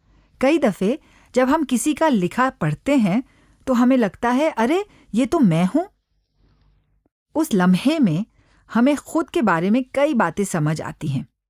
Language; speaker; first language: Hindi; native; Hindi